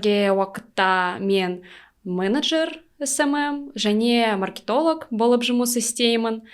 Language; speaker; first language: Kazakh; non-native, learner; Russian